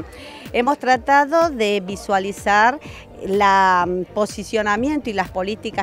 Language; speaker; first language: Spanish; native; Spanish